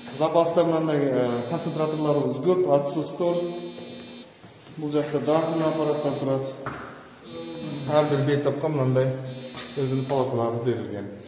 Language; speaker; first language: Kyrgyz; non-native, local second language; Uzbek